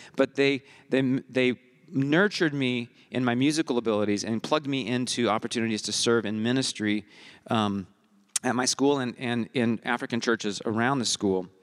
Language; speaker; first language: English; early bilingual, heritage; English